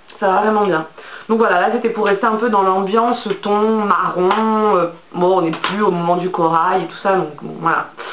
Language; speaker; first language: French; native; French